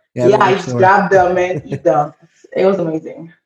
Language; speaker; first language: English; early bilingual, other home language; Haitian Creole